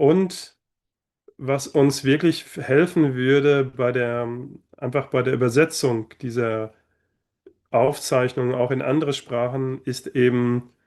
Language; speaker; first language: German; native; German